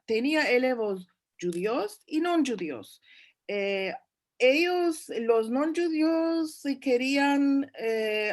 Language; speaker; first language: Spanish; early bilingual, heritage; Turkish